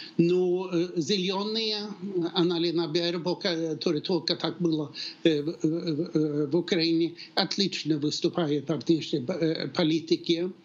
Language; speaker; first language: Russian; non-native, fluent; Swedish